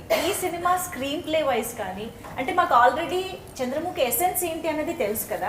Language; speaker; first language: Telugu; native; Telugu